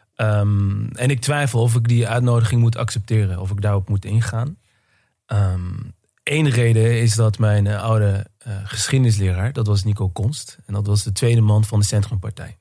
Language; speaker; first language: Dutch; early bilingual, other home language; Turkish